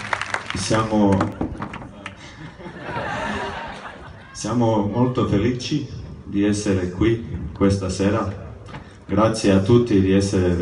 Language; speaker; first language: Italian; non-native, learner; Slovenian